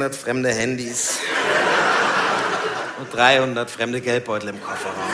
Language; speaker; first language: German; native; German